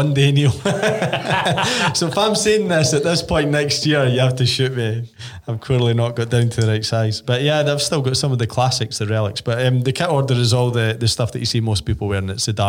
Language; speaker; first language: English; native; English